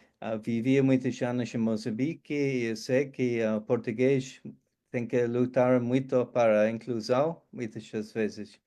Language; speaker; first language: Portuguese; non-native, fluent; English